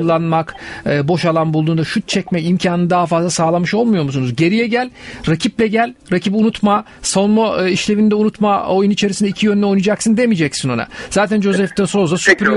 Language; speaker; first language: Turkish; native; Turkish